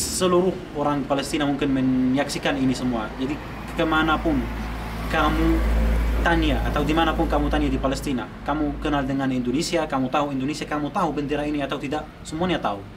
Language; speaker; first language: Indonesian; non-native, fluent; Arabic